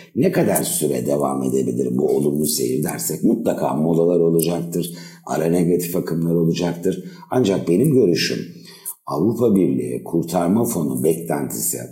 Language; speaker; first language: Turkish; native; Turkish